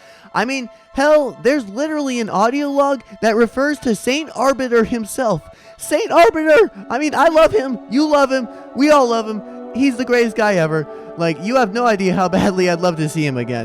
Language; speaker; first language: English; native; English